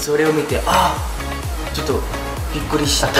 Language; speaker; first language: Japanese; non-native, learner; Korean